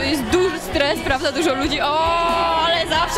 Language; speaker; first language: Polish; native; Polish